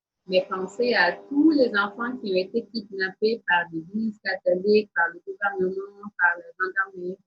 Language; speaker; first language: French; native; French